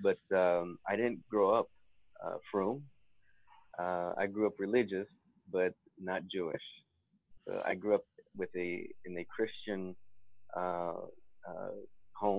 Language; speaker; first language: English; native; English